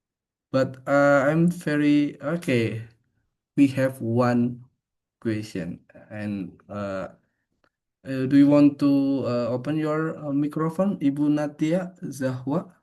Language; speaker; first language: English; non-native, fluent; Indonesian